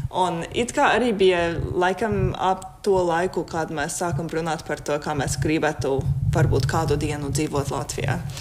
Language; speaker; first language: Latvian; non-native, fluent; English